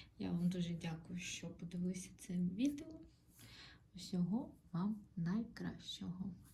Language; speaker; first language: Ukrainian; non-native, local second language; Russian